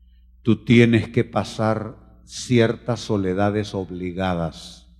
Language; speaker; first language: Spanish; native; Spanish